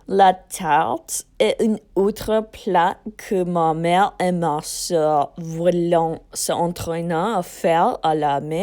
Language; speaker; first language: French; non-native, learner; English